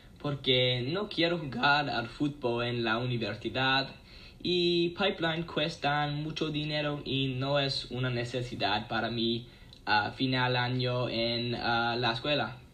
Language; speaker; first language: Spanish; non-native, learner; English